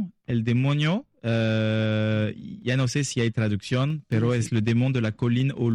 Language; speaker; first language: Spanish; non-native, learner; French